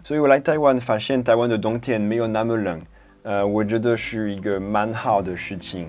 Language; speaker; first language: Chinese; non-native, fluent; French